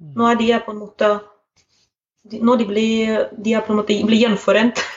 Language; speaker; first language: Norwegian; non-native, fluent; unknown